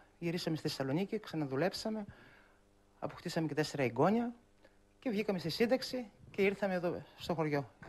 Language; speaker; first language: Greek; native; Greek